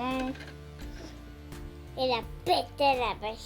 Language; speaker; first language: French; native; French